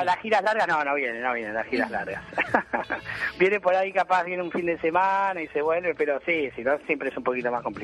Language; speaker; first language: Spanish; native; Spanish